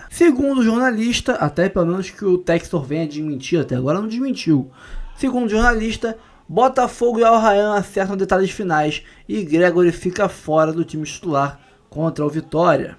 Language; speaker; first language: Portuguese; native; Portuguese